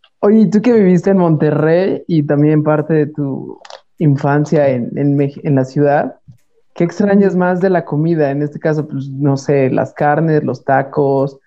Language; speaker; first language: Spanish; native; Spanish